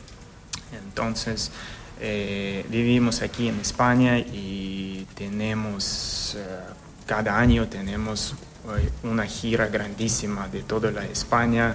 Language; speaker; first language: Spanish; non-native, learner; Ukrainian